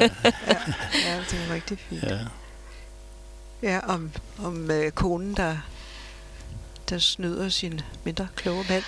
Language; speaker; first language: Danish; native; Danish